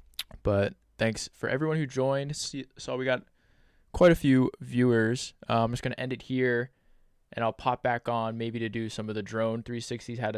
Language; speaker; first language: English; native; English